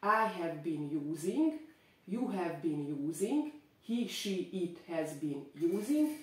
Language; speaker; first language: English; non-native, fluent; Hungarian